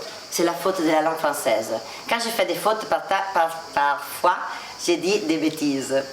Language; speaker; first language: French; non-native, fluent; Italian